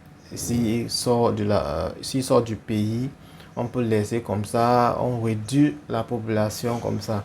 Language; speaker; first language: French; non-native, fluent; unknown